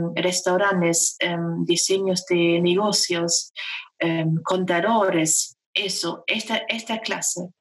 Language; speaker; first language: Spanish; non-native, fluent; German